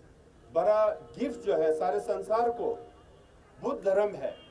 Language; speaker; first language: Hindi; non-native, learner; Tibetan